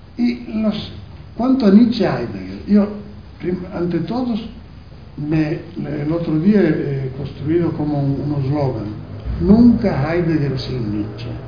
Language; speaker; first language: Spanish; non-native, fluent; Italian